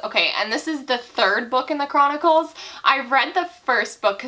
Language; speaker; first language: English; native; English